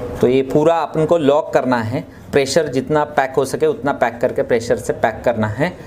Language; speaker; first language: Hindi; non-native, local second language; Marathi